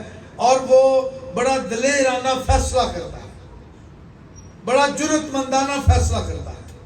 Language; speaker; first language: Urdu; native; Urdu